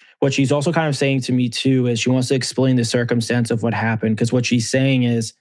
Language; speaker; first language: English; native; English